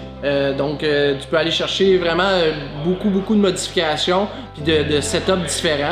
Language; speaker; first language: French; native; French